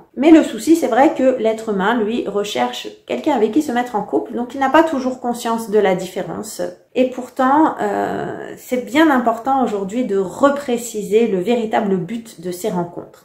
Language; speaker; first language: French; native; French